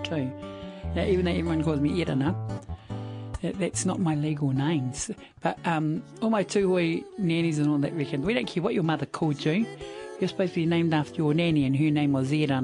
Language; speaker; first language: English; native; English